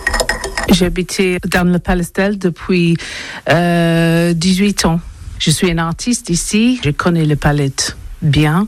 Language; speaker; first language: French; non-native, learner; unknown